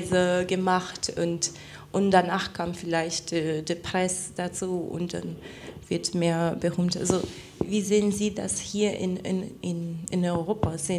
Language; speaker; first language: German; non-native, fluent; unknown